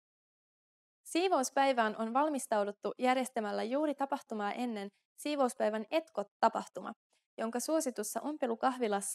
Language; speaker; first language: Finnish; native; Finnish